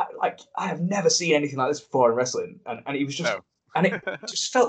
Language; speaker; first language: English; native; English